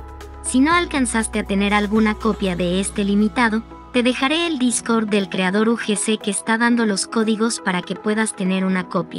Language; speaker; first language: Spanish; native; Spanish